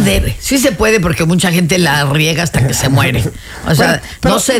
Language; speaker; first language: Spanish; native; Spanish